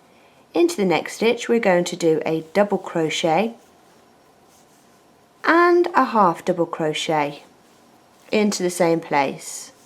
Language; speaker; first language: English; native; English